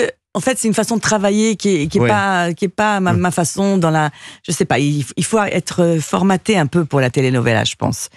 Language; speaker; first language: French; early bilingual, other home language; Portuguese